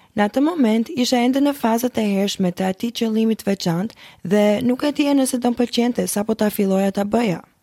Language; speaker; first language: Albanian; early bilingual, heritage; Albanian